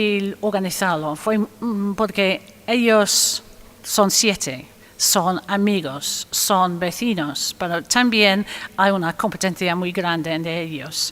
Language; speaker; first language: Spanish; non-native, fluent; English